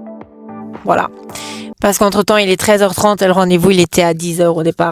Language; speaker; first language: French; native; French